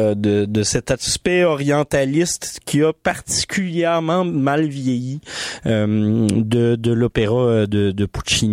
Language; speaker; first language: French; native; French